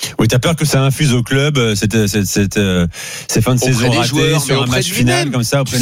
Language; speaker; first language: French; native; French